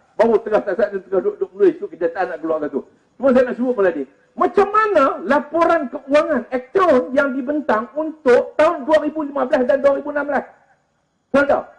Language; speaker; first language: Malay; native; Malay